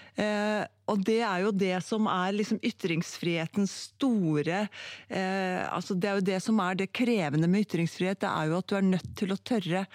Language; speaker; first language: Norwegian; native; Norwegian